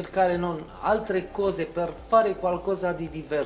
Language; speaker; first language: Italian; non-native, fluent; Romanian